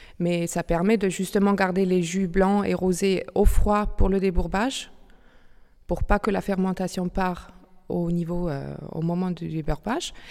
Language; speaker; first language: French; non-native, local second language; Swiss German